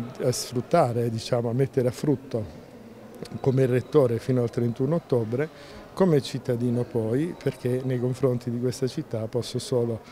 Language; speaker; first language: Italian; native; Italian